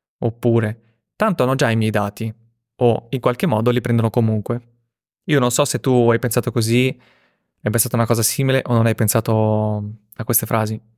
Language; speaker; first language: Italian; early bilingual, other home language; Russian